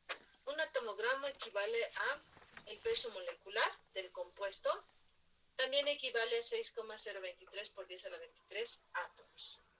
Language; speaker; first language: Spanish; native; Spanish